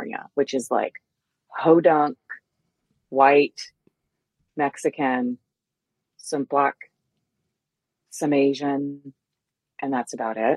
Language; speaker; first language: English; native; English